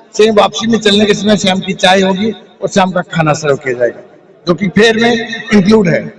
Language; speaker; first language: Hindi; non-native, local second language; Punjabi